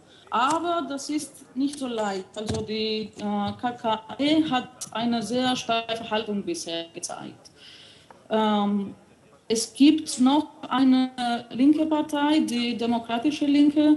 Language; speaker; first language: German; non-native, fluent; Greek